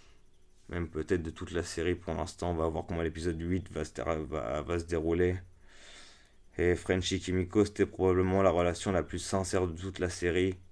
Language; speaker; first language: French; native; French